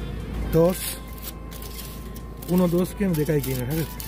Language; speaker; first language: Spanish; non-native, learner; Sinhala